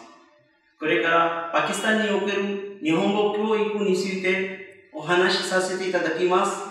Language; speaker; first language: Japanese; non-native, fluent; Urdu